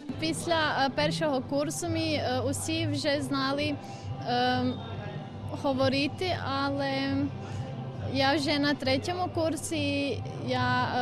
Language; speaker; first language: Ukrainian; non-native, learner; Croatian